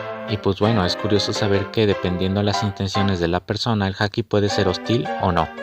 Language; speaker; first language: Spanish; native; Spanish